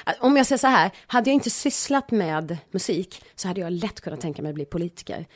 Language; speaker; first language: Swedish; native; Swedish